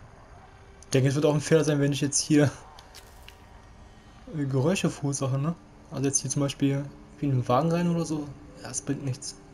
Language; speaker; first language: German; native; German